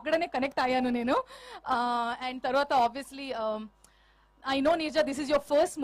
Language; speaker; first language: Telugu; non-native, learner; Kannada